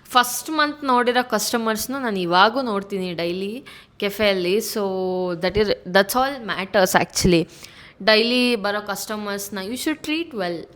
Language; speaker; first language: Kannada; native; Kannada